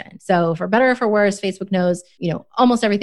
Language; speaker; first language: English; native; English